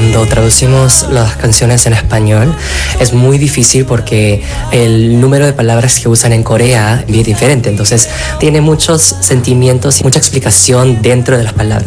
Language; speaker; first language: Spanish; non-native, fluent; Korean